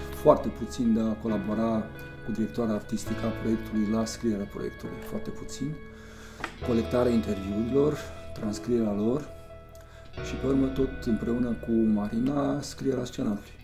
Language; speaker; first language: Romanian; native; Romanian